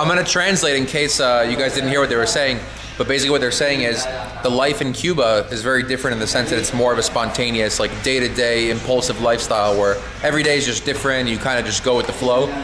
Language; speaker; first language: English; native; English